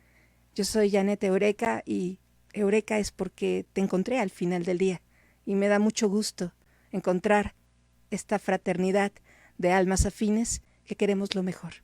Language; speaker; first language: Spanish; native; Spanish